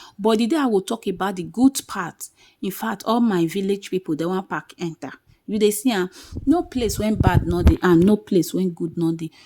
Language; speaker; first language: Nigerian Pidgin; native; Nigerian Pidgin